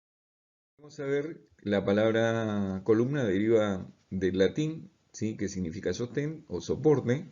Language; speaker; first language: Spanish; native; Spanish